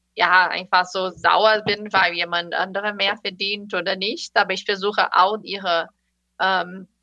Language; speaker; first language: German; non-native, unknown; Portuguese